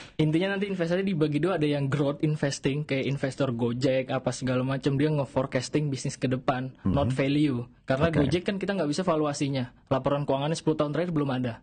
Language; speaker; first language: Indonesian; native; Indonesian